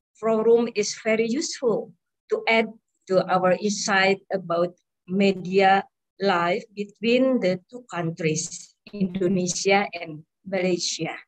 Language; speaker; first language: English; non-native, learner; Indonesian